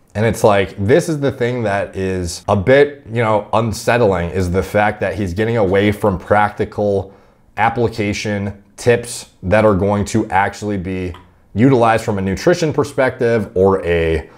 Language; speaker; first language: English; native; English